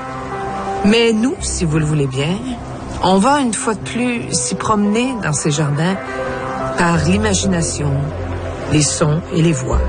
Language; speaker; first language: French; native; French